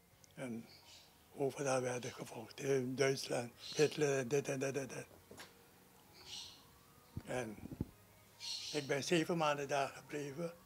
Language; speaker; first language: Dutch; non-native, local second language; Sranan Tongo